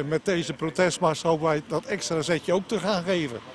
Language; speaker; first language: Dutch; native; Dutch